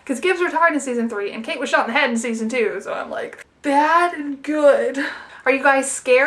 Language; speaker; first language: English; native; English